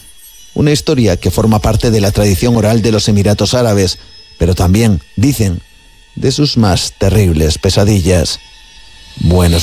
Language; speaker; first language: Spanish; native; Spanish